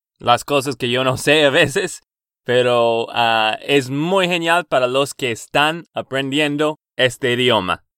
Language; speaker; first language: Spanish; non-native, learner; English